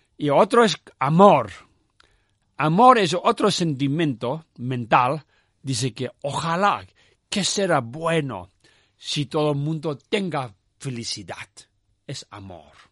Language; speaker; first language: Spanish; non-native, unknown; Tibetan